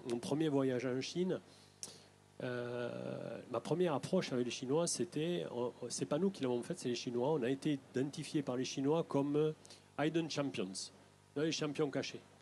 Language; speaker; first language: French; native; French